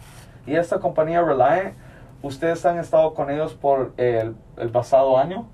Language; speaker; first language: Spanish; early bilingual, other home language; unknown